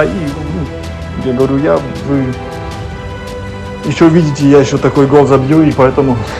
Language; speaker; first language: Russian; early bilingual, heritage; German